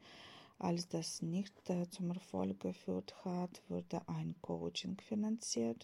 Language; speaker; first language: German; non-native, fluent; Ukrainian